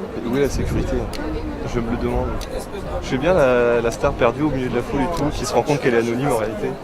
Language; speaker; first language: French; native; French